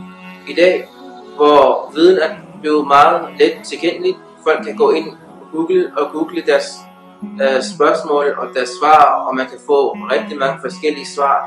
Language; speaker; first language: Danish; early bilingual, other home language; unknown